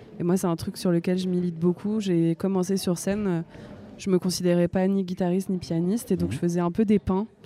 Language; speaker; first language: French; native; French